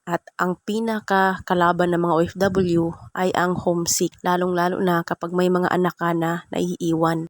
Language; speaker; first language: Filipino; non-native, local second language; Cebuano